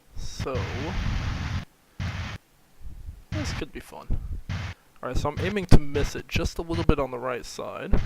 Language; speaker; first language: English; native; English